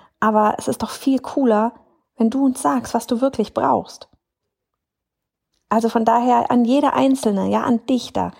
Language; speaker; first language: German; native; German